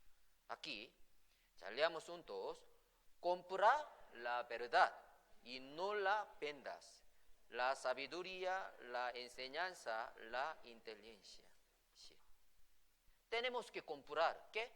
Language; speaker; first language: Spanish; non-native, fluent; Korean